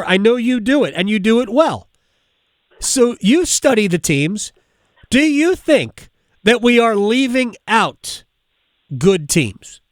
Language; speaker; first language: English; native; English